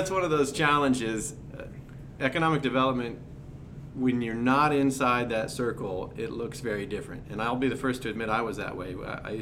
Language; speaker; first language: English; native; English